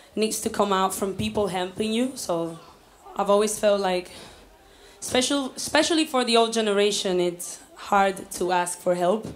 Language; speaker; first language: English; early bilingual, other home language; Spanish